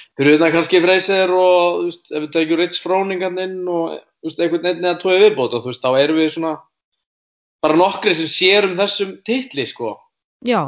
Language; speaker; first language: Icelandic; native; Icelandic